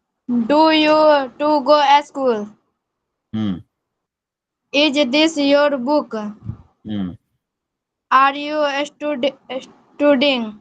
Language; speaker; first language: English; non-native, learner; Hindi